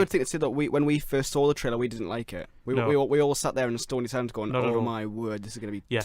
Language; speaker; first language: English; native; English